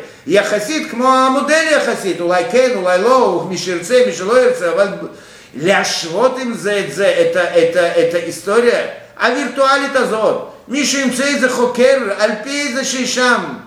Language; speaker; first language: Hebrew; non-native, fluent; Russian